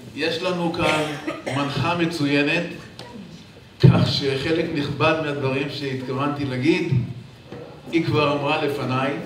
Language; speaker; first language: Hebrew; native; Hebrew